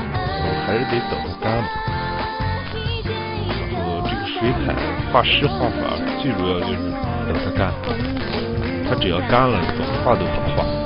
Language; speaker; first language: Chinese; native; Chinese